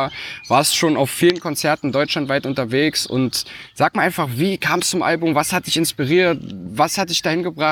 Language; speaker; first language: German; native; German